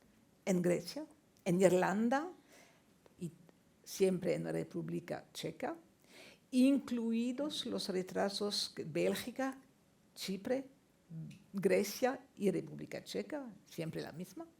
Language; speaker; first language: Spanish; non-native, fluent; French